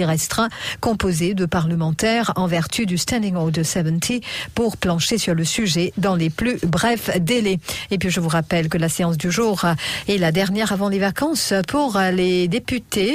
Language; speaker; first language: French; non-native, local second language; Morisyen